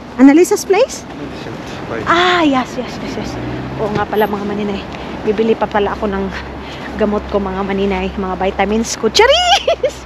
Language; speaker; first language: Filipino; non-native, local second language; Cebuano